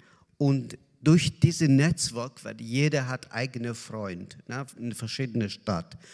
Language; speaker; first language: German; non-native, learner; Azerbaijani